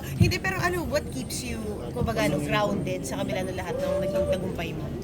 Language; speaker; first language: Filipino; native; Filipino